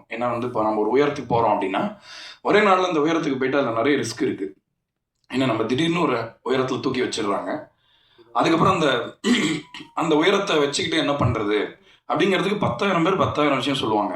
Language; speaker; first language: Tamil; native; Tamil